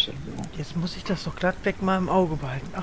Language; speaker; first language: German; native; German